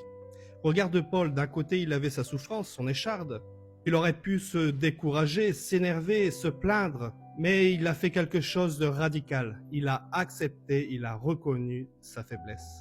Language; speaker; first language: French; native; French